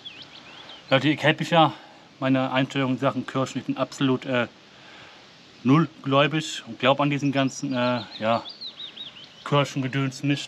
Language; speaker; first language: German; native; German